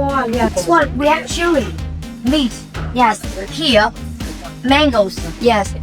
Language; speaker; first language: English; non-native, fluent; Vietnamese